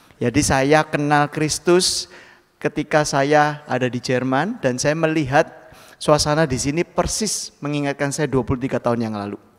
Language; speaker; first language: Indonesian; native; Indonesian